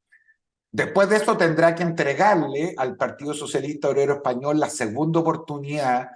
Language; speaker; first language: Spanish; native; Spanish